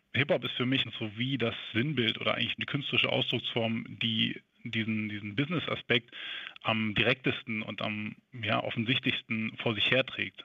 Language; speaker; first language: German; native; German